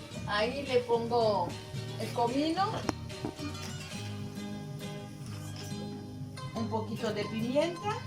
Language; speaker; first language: Spanish; non-native, local second language; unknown